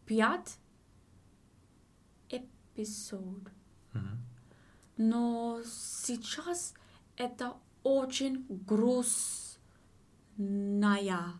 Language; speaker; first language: Russian; non-native, learner; English